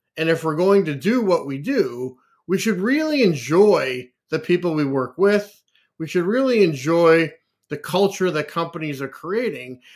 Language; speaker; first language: English; native; English